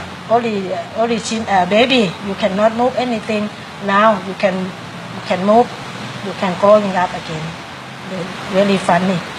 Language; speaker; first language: English; non-native, learner; Thai